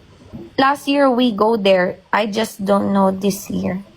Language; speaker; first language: English; non-native, learner; Filipino